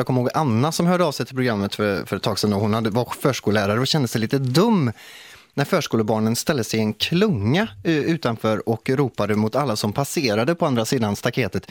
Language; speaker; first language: Swedish; native; Swedish